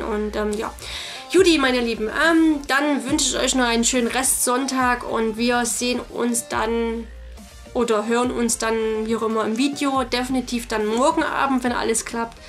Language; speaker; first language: German; native; German